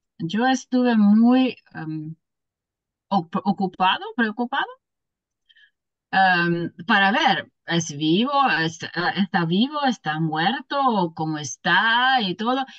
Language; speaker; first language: Spanish; non-native, learner; English